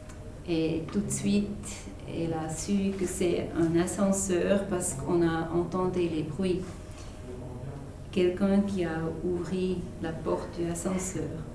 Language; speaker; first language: French; non-native, fluent; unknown